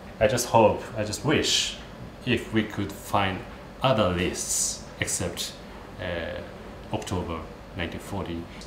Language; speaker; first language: English; non-native, fluent; Japanese